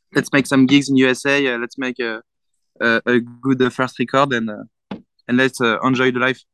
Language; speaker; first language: English; non-native, fluent; French